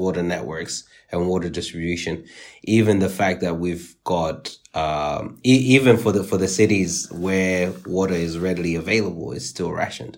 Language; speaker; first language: English; native; English